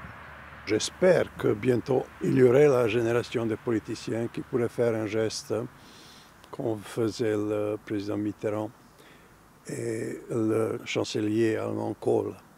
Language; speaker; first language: French; non-native, fluent; Bosnian